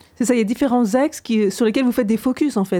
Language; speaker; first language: French; native; French